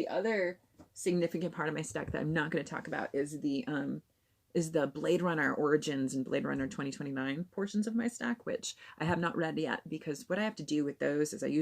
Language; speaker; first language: English; native; English